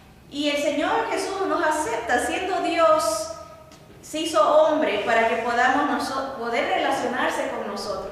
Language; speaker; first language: Spanish; native; Spanish